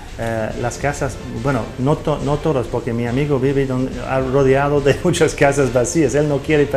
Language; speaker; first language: Spanish; non-native, fluent; English